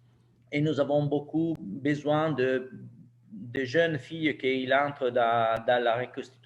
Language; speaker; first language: French; non-native, learner; Italian